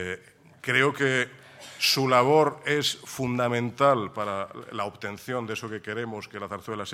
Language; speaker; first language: Spanish; native; Spanish